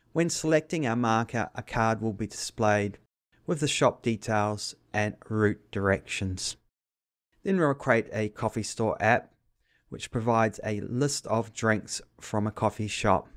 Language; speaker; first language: English; native; English